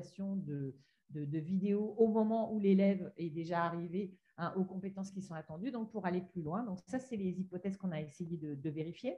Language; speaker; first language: French; native; French